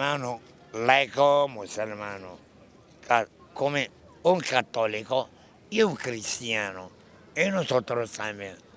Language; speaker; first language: Spanish; non-native, learner; Arabic